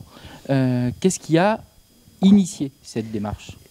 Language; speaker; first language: French; native; French